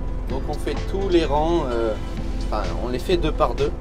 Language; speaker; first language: French; native; French